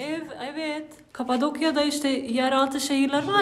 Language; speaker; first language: Turkish; non-native, fluent; Slovenian